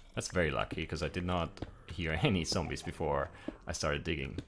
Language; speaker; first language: English; native; English